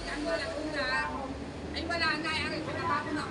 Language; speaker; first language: Filipino; native; Filipino